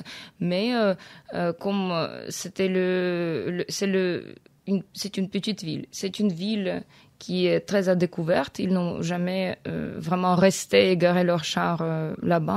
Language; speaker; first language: French; non-native, fluent; Ukrainian